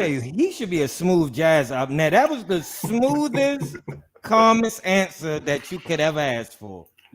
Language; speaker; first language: English; native; English